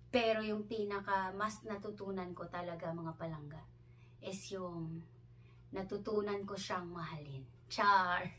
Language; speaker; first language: Filipino; non-native, local second language; Hiligaynon